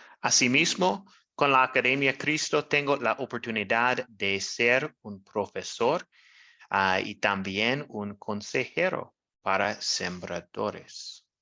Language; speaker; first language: Spanish; non-native, learner; English